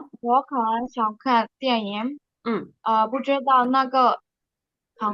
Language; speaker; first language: Chinese; non-native, learner; Burmese